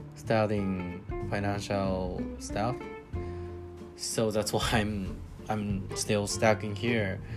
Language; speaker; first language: English; non-native, learner; Japanese